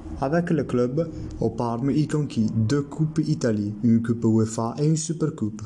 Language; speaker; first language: French; non-native, learner; Italian